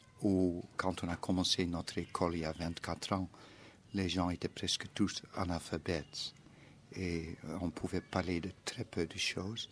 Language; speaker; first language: French; non-native, fluent; Dutch